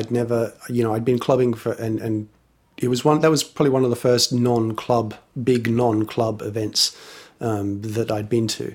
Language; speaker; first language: English; native; English